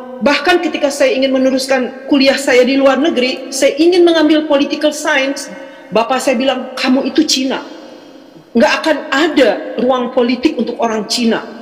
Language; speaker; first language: Indonesian; native; Indonesian